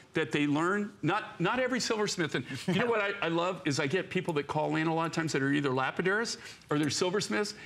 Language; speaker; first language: English; native; English